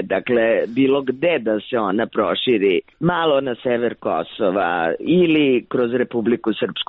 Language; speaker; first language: Croatian; native; Croatian